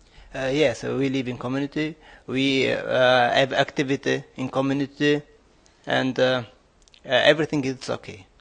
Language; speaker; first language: English; non-native, learner; Albanian